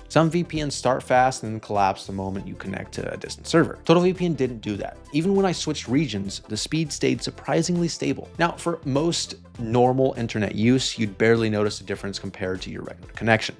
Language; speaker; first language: English; native; English